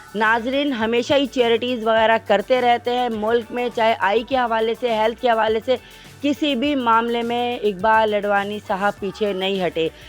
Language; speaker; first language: Urdu; native; Urdu